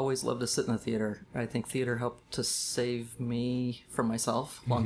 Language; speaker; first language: English; native; English